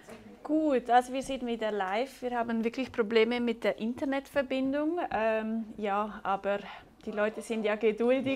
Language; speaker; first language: German; native; German